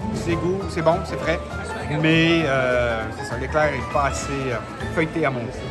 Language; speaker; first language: French; native; French